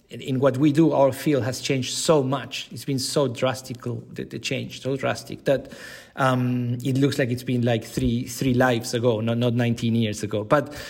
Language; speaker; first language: English; non-native, fluent; Spanish